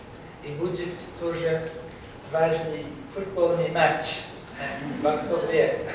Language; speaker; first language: Russian; non-native, learner; English